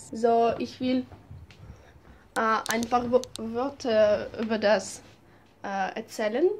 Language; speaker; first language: German; non-native, learner; Russian